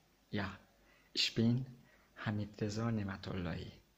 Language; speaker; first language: German; non-native, learner; Persian